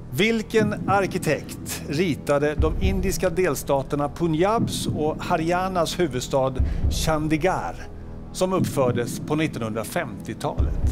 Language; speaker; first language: Swedish; native; Swedish